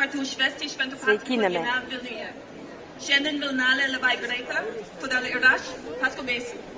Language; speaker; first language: Lithuanian; non-native, learner; English